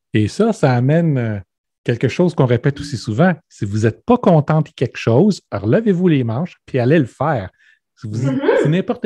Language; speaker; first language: French; native; French